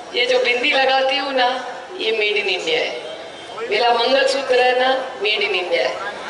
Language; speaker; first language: Hindi; non-native, local second language; Marathi